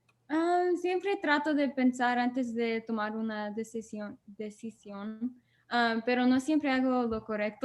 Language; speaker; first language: Spanish; non-native, learner; English